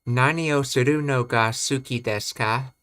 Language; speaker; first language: Japanese; non-native, learner; English